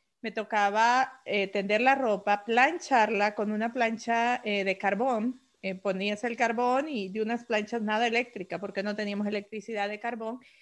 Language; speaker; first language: Spanish; native; Spanish